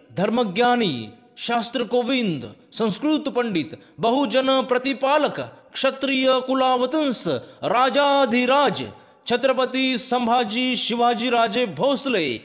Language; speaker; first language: Hindi; non-native, local second language; Marathi